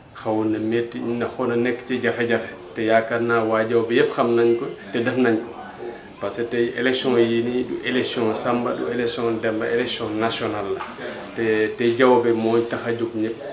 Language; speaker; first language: Wolof; non-native, local second language; Fula